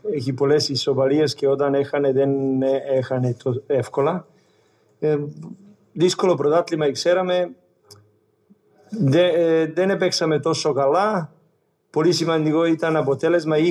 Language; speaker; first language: Greek; non-native, learner; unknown